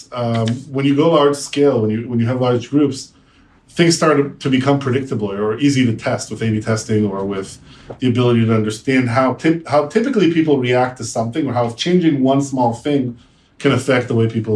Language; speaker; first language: English; native; English